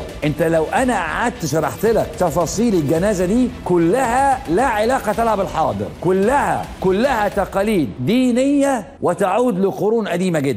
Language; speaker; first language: Arabic; native; Arabic